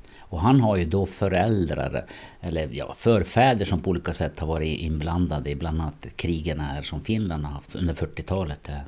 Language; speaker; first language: Swedish; native; Swedish